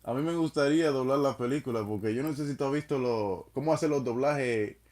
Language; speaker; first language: Spanish; non-native, fluent; English